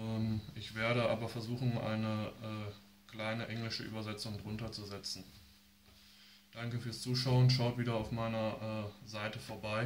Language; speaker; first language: German; native; German